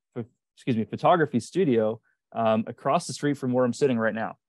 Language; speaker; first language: English; native; English